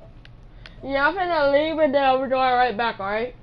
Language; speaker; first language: English; native; English